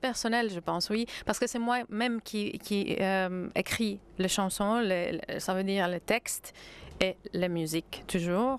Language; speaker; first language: French; non-native, fluent; Greek